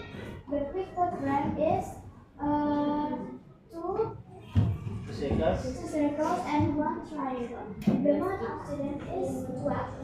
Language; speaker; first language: English; non-native, learner; Indonesian